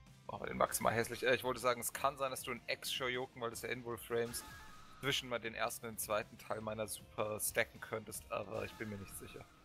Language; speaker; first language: German; native; German